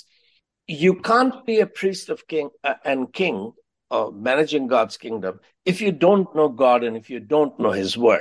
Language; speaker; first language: English; non-native, local second language; Hindi